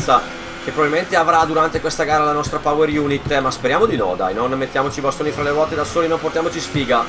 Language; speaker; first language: Italian; native; Italian